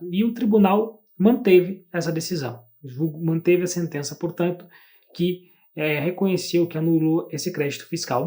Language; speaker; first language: Portuguese; native; Portuguese